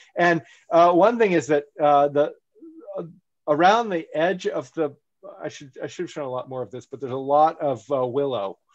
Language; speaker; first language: English; native; English